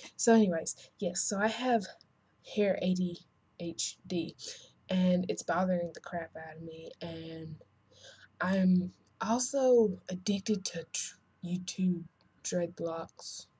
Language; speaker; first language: English; native; English